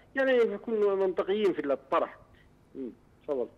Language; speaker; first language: Arabic; native; Arabic